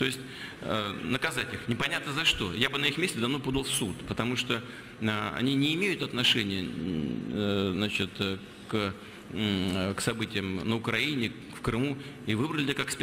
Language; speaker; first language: Russian; native; Russian